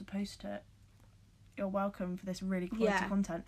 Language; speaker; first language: English; native; English